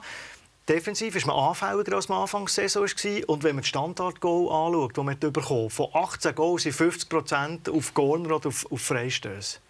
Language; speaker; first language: German; native; German